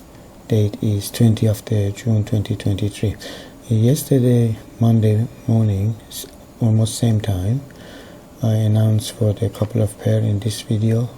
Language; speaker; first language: English; non-native, fluent; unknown